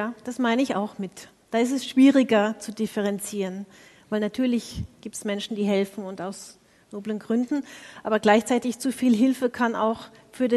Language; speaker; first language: German; native; German